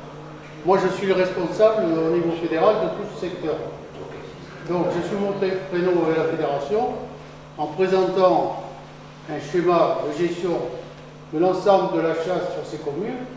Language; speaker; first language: French; native; French